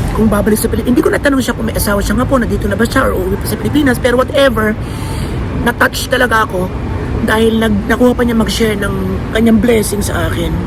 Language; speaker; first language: Filipino; native; Filipino